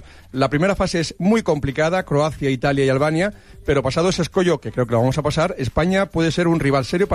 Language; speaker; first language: Spanish; native; Spanish